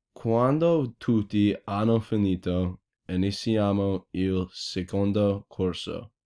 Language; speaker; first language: Italian; non-native, learner; English